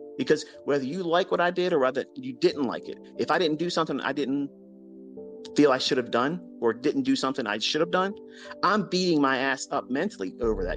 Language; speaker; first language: English; native; English